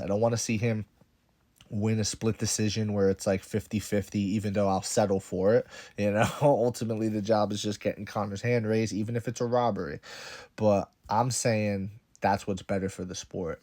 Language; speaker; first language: English; native; English